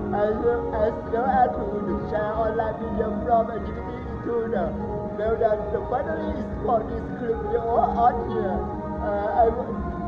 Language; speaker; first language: English; non-native, learner; Thai